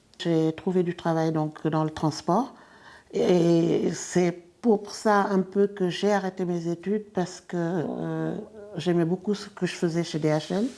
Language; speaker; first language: French; non-native, local second language; Wolof